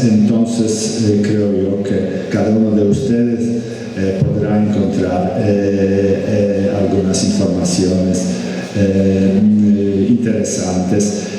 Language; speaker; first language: Spanish; non-native, fluent; Polish